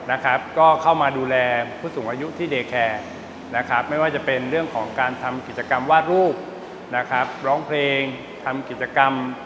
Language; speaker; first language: Thai; native; Thai